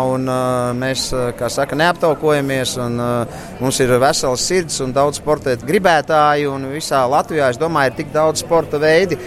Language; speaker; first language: Latvian; native; Latvian